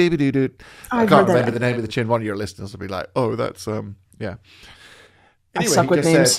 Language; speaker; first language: English; native; English